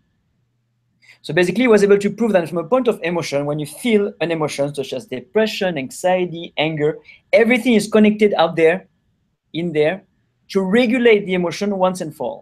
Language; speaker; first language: English; non-native, fluent; French